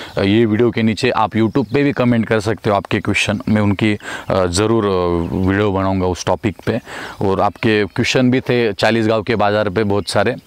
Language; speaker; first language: Hindi; non-native, local second language; Marathi